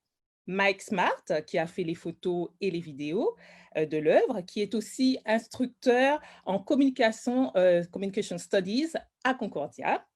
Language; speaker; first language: French; native; French